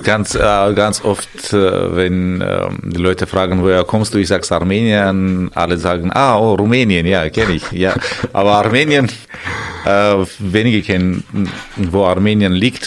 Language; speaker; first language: German; non-native, fluent; Armenian